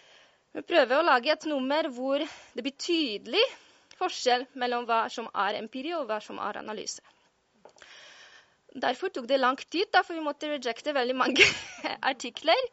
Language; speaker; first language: Norwegian; non-native, fluent; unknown